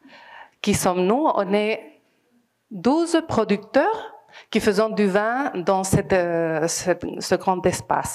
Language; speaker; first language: French; non-native, fluent; Spanish